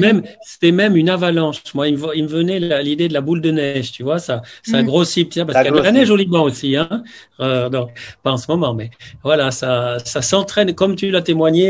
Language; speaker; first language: French; native; French